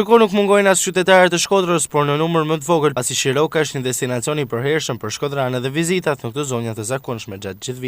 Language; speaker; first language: Albanian; native; Albanian